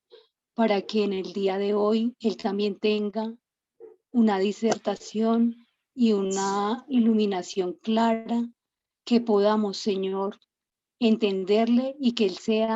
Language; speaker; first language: Spanish; native; Spanish